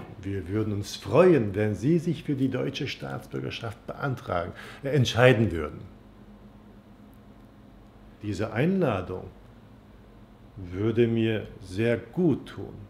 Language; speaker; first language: German; non-native, fluent; Turkish